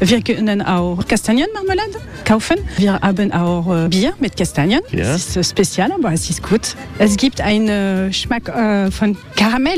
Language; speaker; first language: German; non-native, learner; French